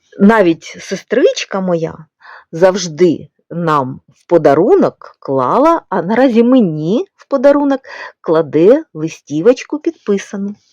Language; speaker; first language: Ukrainian; non-native, local second language; Russian